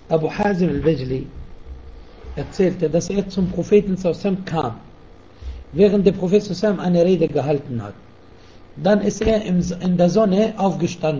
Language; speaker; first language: German; non-native, fluent; Arabic